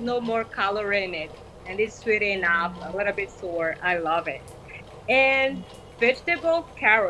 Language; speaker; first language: English; non-native, fluent; Malagasy